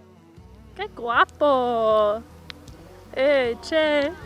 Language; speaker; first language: Spanish; non-native, learner; English